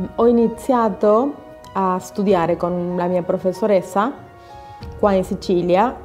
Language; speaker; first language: Italian; non-native, learner; Spanish